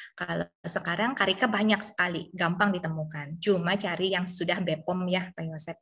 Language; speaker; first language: Indonesian; native; Indonesian